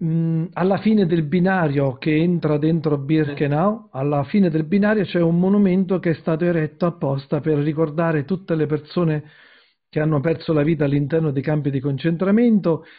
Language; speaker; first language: Italian; native; Italian